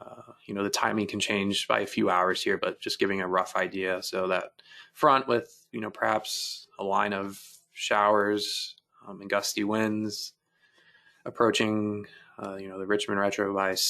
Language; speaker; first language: English; native; English